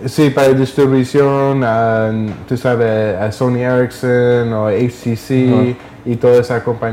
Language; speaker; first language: Spanish; early bilingual, heritage; English